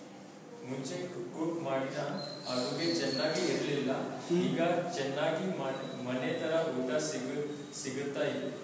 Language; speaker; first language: Kannada; non-native, learner; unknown